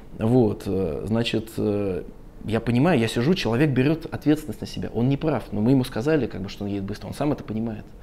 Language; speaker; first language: Russian; native; Russian